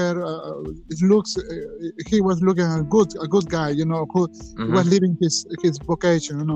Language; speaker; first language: English; non-native, learner; Spanish